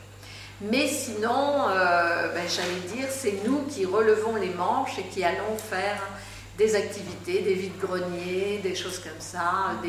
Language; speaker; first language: French; native; French